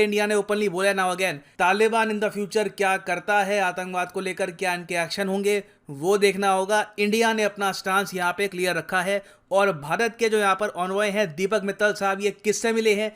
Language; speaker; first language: Hindi; native; Hindi